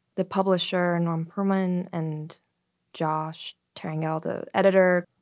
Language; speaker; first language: English; native; English